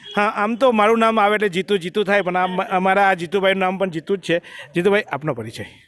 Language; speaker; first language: Gujarati; native; Gujarati